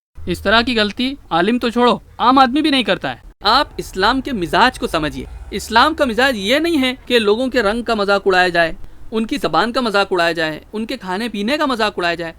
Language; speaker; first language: Urdu; native; Urdu